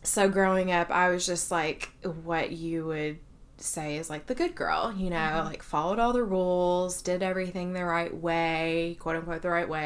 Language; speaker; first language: English; native; English